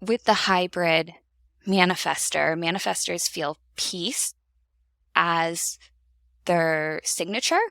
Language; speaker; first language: English; native; English